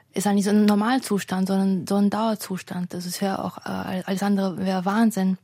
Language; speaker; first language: German; non-native, fluent; Russian